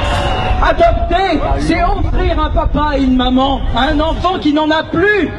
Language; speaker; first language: French; native; French